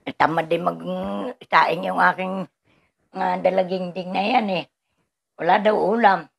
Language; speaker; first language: Filipino; native; Filipino